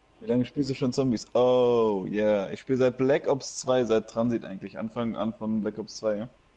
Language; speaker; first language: German; native; German